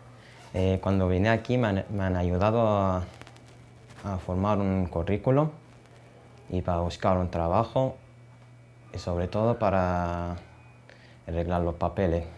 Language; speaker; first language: Spanish; non-native, learner; Arabic